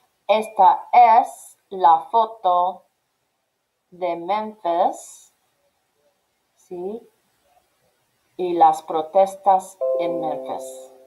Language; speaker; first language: Spanish; non-native, fluent; English